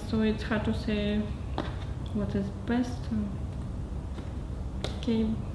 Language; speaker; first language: English; non-native, learner; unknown